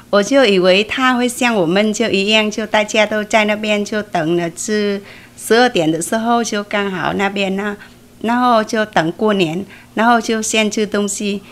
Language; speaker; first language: Chinese; non-native, fluent; Vietnamese